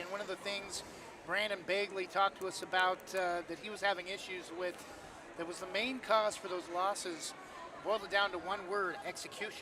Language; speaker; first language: English; native; English